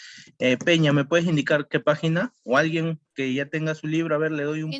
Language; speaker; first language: Spanish; native; Spanish